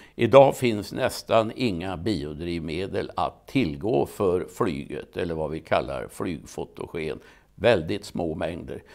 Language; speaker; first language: Swedish; native; Swedish